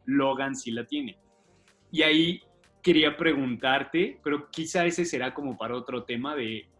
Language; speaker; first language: Spanish; native; Spanish